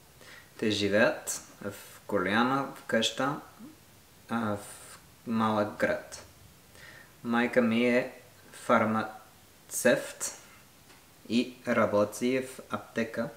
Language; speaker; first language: Bulgarian; non-native, learner; French